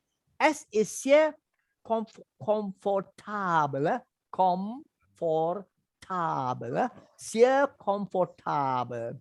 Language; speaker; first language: German; non-native, learner; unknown